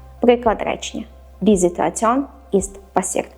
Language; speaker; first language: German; non-native, fluent; Ukrainian